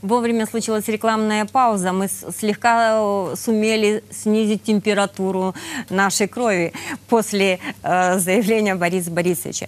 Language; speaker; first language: Russian; native; Russian